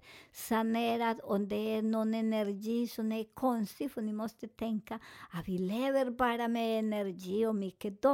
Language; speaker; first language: Swedish; non-native, learner; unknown